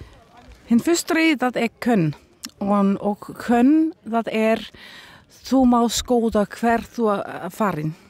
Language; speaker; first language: Icelandic; non-native, learner; Danish